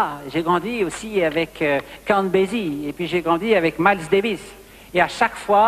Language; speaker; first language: French; native; French